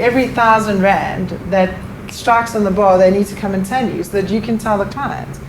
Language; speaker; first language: English; native; English